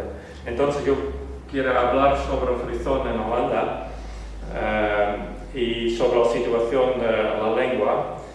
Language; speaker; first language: Spanish; non-native, learner; Western Frisian